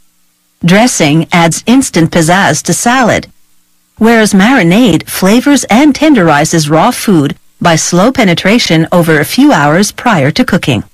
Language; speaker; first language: English; native; English